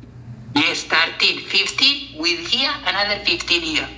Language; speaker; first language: English; non-native, learner; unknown